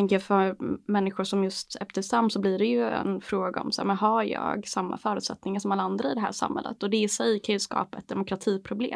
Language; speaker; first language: Swedish; native; Swedish